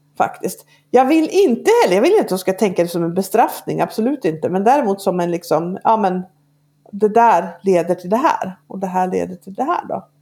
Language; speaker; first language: Swedish; native; Swedish